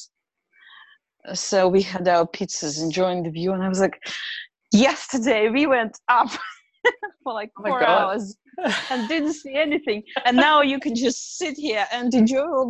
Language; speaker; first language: English; non-native, fluent; Russian